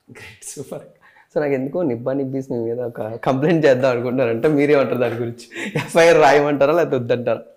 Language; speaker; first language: Telugu; native; Telugu